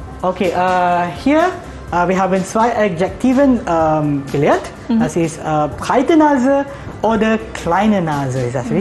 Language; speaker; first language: German; non-native, learner; Malay